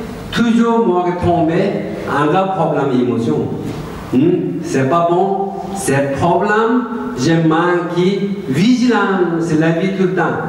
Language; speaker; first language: French; non-native, learner; Tibetan